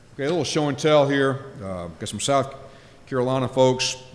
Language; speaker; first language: English; native; English